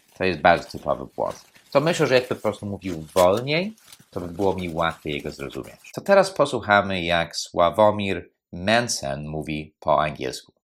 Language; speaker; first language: Polish; non-native, fluent; English